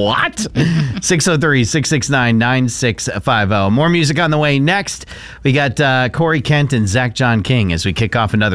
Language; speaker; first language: English; native; English